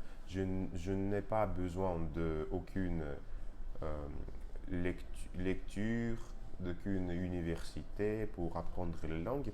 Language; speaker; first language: French; non-native, learner; Russian